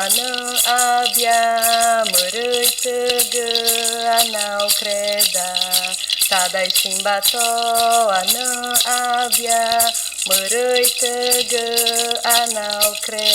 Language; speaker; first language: French; non-native, fluent; Portuguese